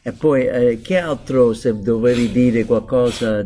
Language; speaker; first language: Italian; non-native, fluent; English